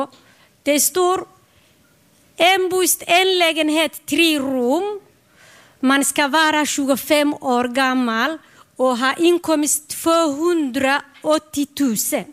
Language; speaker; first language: Swedish; non-native, learner; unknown